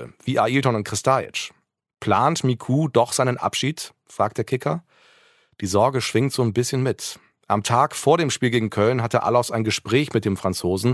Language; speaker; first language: German; native; German